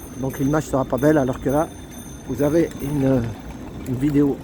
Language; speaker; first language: French; native; French